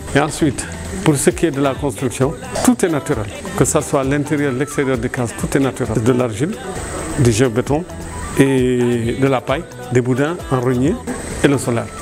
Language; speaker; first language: French; non-native, local second language; Fula